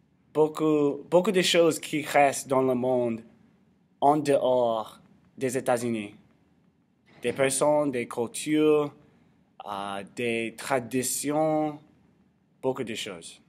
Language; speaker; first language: French; non-native, learner; English